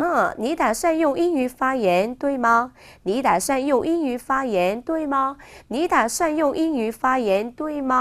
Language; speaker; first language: Chinese; non-native, fluent; Korean